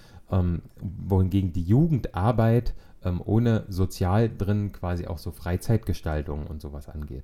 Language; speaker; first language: German; native; German